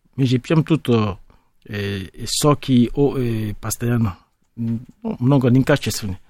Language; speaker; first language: Russian; non-native, fluent; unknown